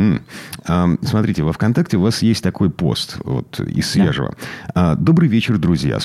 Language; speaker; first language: Russian; native; Russian